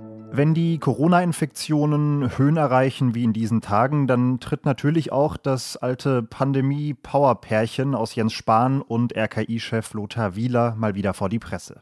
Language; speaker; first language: German; native; German